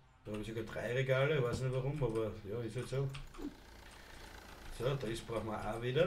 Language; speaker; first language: German; native; German